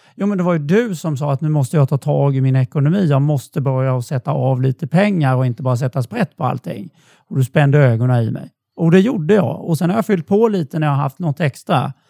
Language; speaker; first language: Swedish; native; Swedish